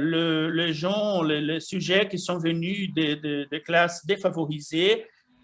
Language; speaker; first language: French; non-native, fluent; Portuguese